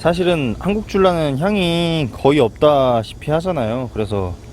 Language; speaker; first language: Korean; native; Korean